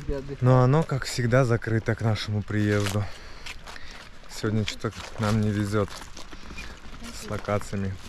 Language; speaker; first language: Russian; native; Russian